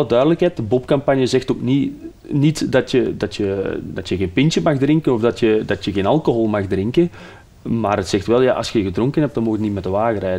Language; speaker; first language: Dutch; native; Dutch